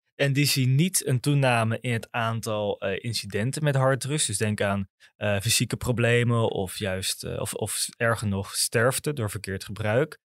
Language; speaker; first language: Dutch; native; Dutch